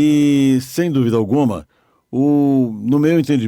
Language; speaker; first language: Portuguese; native; Portuguese